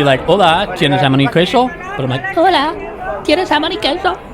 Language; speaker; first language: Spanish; non-native, learner; English